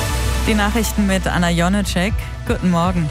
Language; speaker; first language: German; native; German